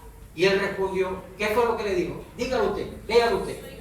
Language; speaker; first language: Spanish; native; Spanish